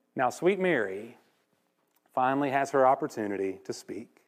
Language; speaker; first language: English; native; English